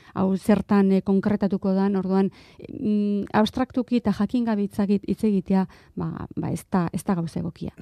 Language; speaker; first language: Basque; non-native, local second language; Spanish